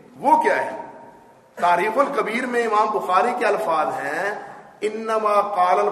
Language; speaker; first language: Urdu; native; Urdu